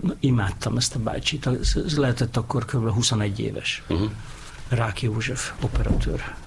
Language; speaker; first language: Hungarian; native; Hungarian